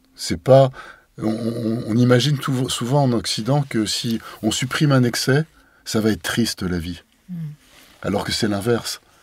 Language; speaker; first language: French; native; French